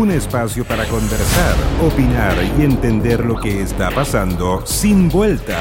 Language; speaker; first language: Spanish; native; Spanish